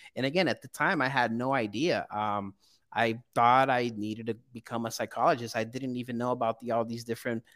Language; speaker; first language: English; early bilingual, other home language; Portuguese